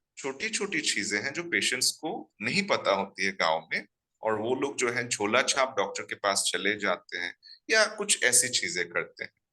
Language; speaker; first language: Hindi; non-native, local second language; Assamese